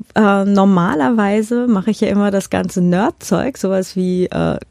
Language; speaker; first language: German; native; German